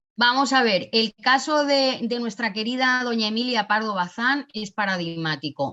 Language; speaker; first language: Spanish; native; Spanish